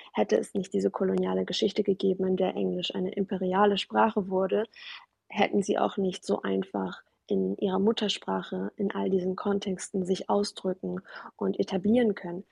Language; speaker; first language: German; early bilingual, other home language; Persian